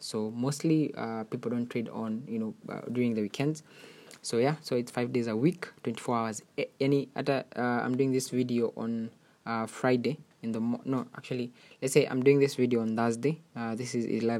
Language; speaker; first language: English; non-native, local second language; Swahili